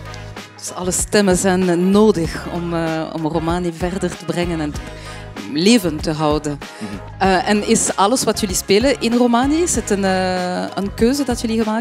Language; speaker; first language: Dutch; non-native, fluent; French